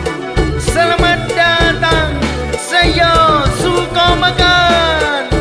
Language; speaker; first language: Indonesian; non-native, learner; Thai